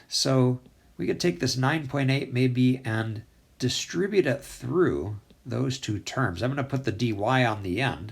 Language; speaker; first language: English; native; English